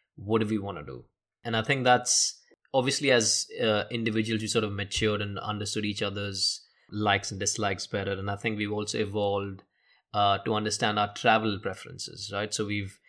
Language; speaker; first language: English; non-native, local second language; Hindi